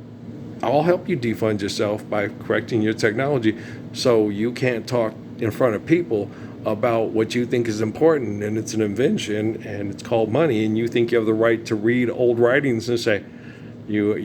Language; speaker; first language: English; native; English